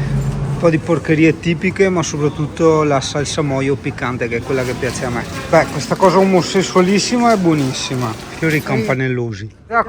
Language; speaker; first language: Italian; native; Italian